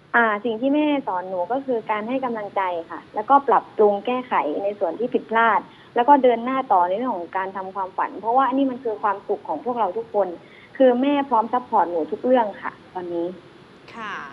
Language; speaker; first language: Thai; native; Thai